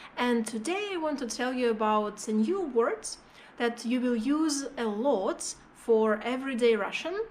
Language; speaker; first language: English; non-native, fluent; Russian